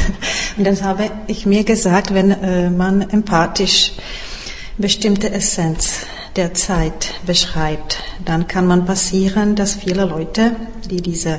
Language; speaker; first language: German; non-native, fluent; Czech